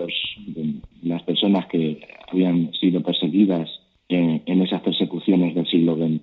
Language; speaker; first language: Spanish; native; Spanish